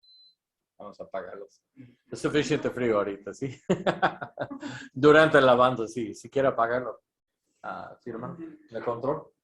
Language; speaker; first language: Spanish; non-native, learner; English